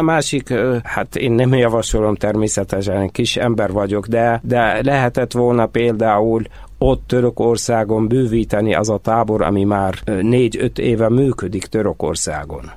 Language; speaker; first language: Hungarian; non-native, fluent; Arabic